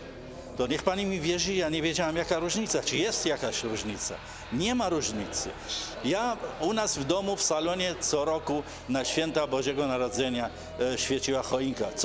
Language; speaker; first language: Polish; non-native, fluent; Arabic